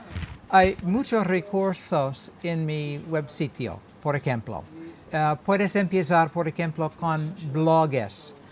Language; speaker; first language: Spanish; non-native, learner; English